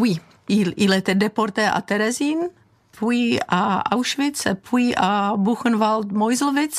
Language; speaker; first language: French; non-native, fluent; Czech